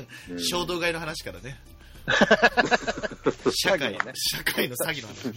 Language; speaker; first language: Japanese; native; Japanese